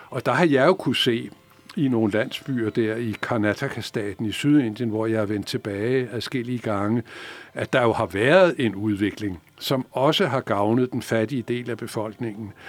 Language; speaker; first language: Danish; native; Danish